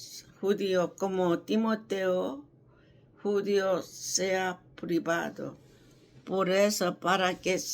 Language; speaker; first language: Spanish; non-native, learner; Korean